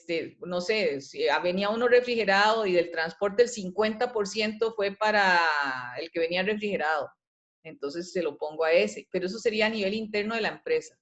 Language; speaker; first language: Spanish; native; Spanish